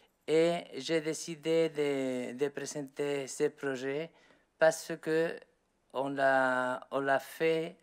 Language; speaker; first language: French; non-native, learner; Spanish